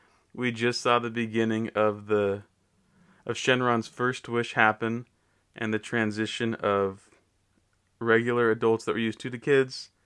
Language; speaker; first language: English; native; English